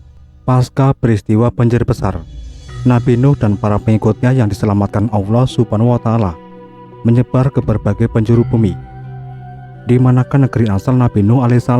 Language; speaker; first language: Indonesian; native; Indonesian